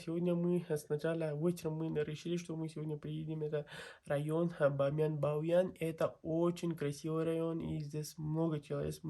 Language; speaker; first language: Russian; non-native, learner; Kyrgyz